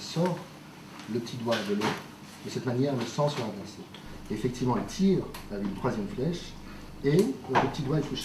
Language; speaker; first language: French; native; French